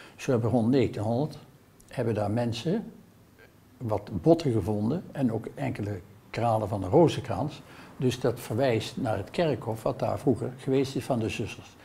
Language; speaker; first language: Dutch; native; Dutch